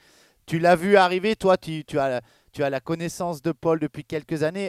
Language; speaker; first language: French; native; French